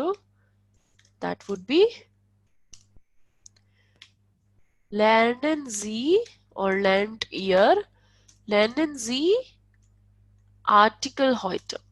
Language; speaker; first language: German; non-native, fluent; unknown